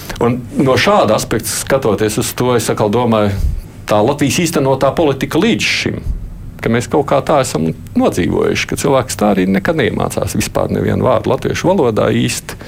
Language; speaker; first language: Latvian; native; Latvian